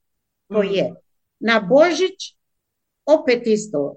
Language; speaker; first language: Croatian; native; Croatian